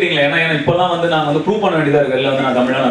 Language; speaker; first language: Tamil; native; Tamil